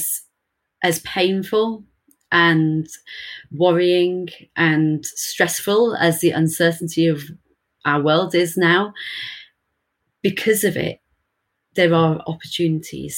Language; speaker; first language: English; native; English